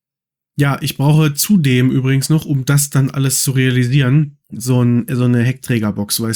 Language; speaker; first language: German; native; German